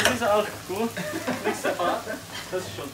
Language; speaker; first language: German; non-native, learner; Korean